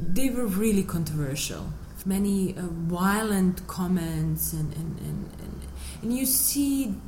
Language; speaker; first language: English; non-native, fluent; Bosnian